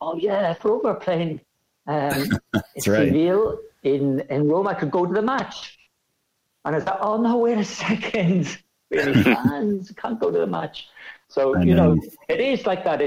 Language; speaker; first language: English; native; English